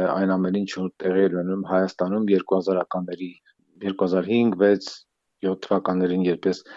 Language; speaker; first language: Armenian; native; Armenian